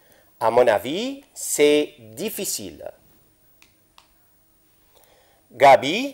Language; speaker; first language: French; non-native, fluent; Arabic